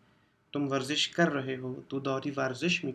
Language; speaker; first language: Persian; non-native, fluent; Urdu